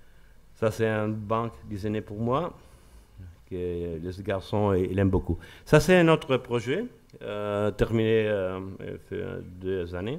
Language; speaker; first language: French; non-native, learner; Spanish